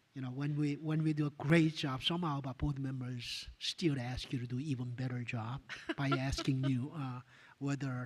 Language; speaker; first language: English; non-native, fluent; Korean